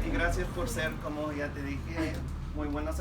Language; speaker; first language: Spanish; non-native, learner; English